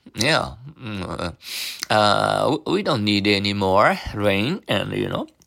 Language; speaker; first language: English; non-native, learner; Japanese